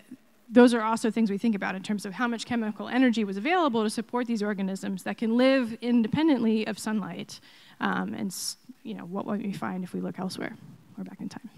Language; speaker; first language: English; native; English